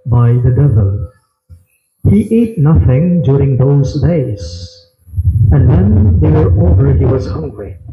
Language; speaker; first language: English; non-native, local second language; Filipino